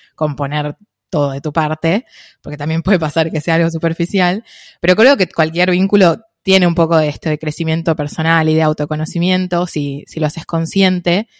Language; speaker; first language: Spanish; native; Spanish